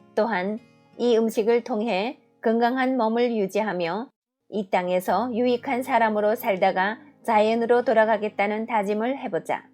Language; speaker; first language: Korean; native; Korean